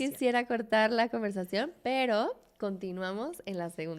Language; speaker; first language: Spanish; native; Spanish